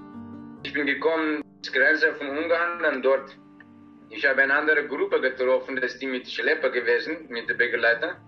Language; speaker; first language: German; non-native, learner; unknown